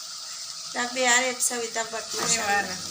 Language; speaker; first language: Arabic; non-native, learner; Bangla